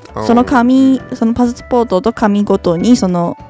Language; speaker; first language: Japanese; non-native, fluent; Chinese